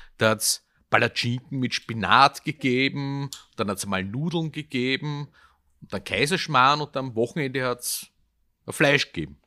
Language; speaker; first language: German; native; German